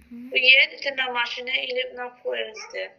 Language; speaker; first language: Russian; non-native, learner; Azerbaijani